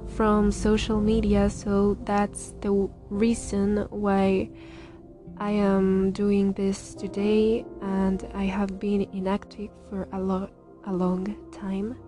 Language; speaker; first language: English; non-native, fluent; Spanish